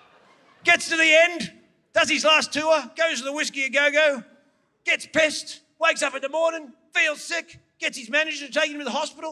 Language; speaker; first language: English; native; English